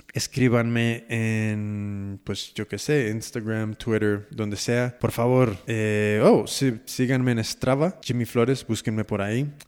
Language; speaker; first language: Spanish; native; Spanish